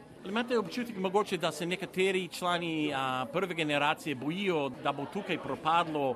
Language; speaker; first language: Slovenian; native; Slovenian